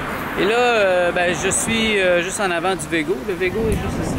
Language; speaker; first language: French; native; French